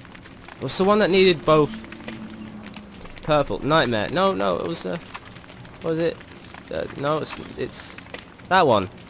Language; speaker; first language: English; native; English